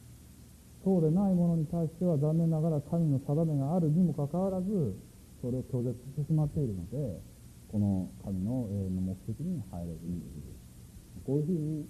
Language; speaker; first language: Japanese; native; Japanese